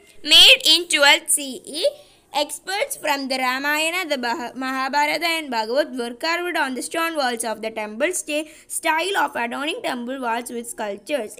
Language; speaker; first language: English; non-native, local second language; Malayalam